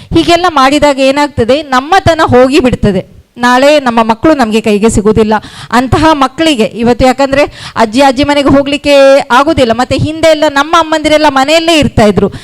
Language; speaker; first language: Kannada; non-native, local second language; Tulu